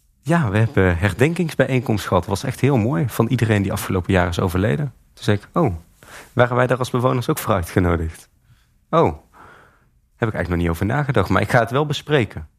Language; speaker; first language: Dutch; native; Dutch